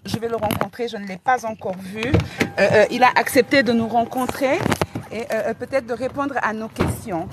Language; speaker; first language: French; native; French